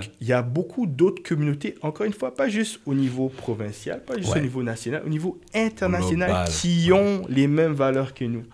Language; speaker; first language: French; native; French